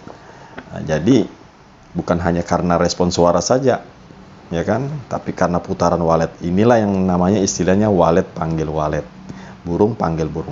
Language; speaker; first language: Indonesian; native; Indonesian